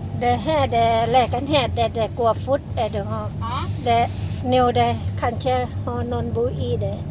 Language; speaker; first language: Swedish; non-native, learner; Thai